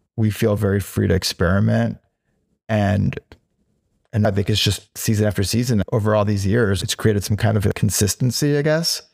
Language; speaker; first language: English; native; English